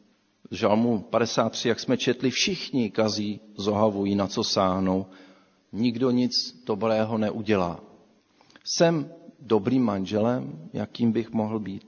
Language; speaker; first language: Czech; native; Czech